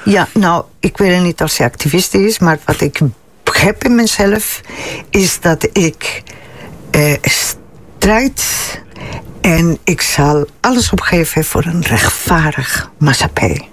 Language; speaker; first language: Dutch; non-native, fluent; Spanish